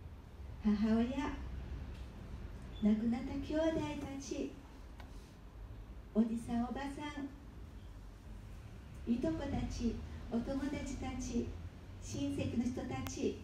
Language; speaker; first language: Japanese; early bilingual, heritage; Japanese